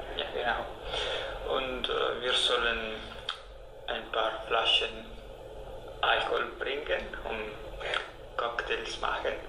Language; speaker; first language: German; non-native, learner; Italian